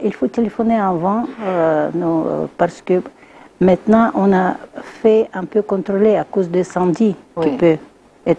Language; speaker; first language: French; non-native, learner; Russian